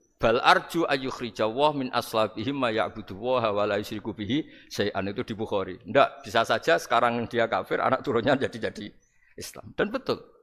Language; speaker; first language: Indonesian; non-native, local second language; Javanese